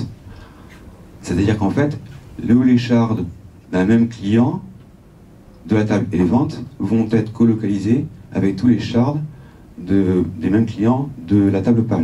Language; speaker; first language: French; native; French